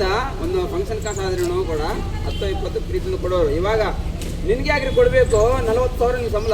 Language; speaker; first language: Kannada; native; Kannada